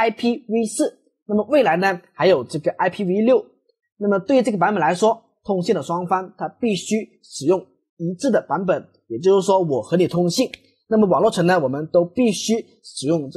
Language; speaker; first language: Chinese; native; Chinese